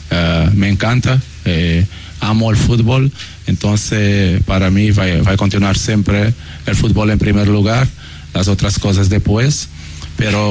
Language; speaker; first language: Spanish; non-native, fluent; Portuguese